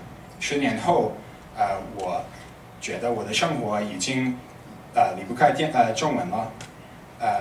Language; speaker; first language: Chinese; non-native, fluent; English